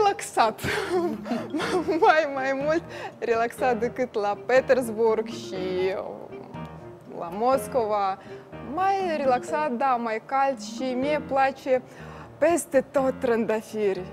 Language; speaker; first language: Romanian; non-native, learner; Russian